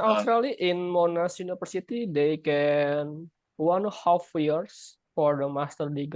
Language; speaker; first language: English; non-native, learner; Indonesian